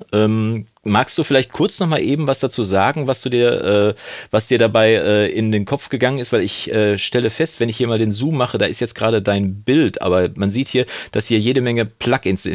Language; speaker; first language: German; native; German